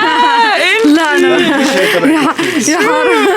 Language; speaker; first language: Arabic; native; Arabic